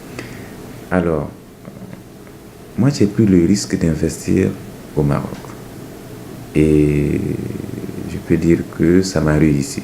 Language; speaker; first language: French; non-native, local second language; Mossi